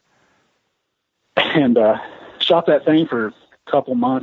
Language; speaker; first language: English; native; English